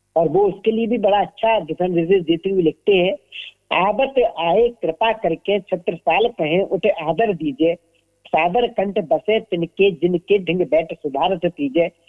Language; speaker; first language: Hindi; native; Hindi